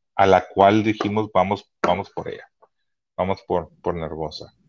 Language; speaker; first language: Spanish; early bilingual, heritage; Spanish